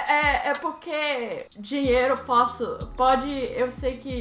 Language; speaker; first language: Portuguese; early bilingual, heritage; Portuguese